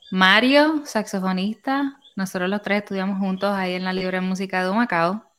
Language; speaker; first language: Spanish; native; Spanish